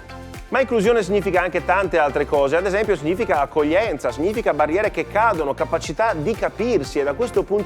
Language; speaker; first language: Italian; native; Italian